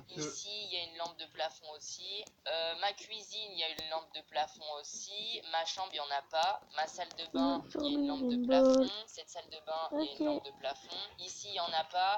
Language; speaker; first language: French; native; French